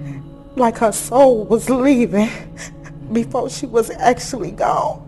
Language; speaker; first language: English; native; English